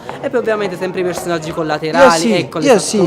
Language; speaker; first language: Italian; native; Italian